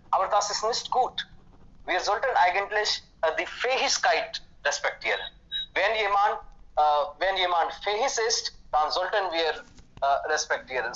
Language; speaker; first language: German; non-native, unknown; Hindi